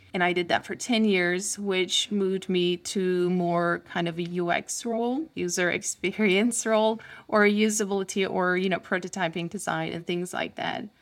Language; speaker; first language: English; non-native, fluent; Turkish